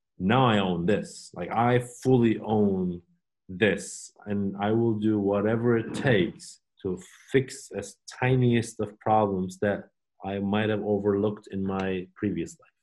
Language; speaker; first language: English; non-native, fluent; Turkish